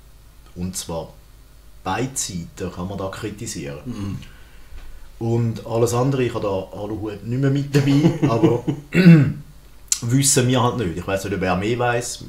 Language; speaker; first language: German; native; German